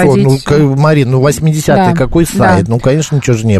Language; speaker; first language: Russian; native; Russian